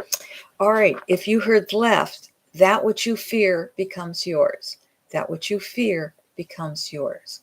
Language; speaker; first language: English; native; English